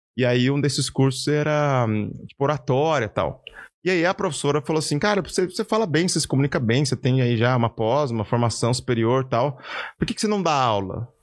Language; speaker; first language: Portuguese; native; Portuguese